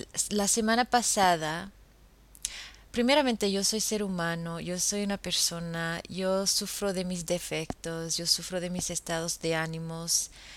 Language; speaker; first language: Spanish; non-native, fluent; English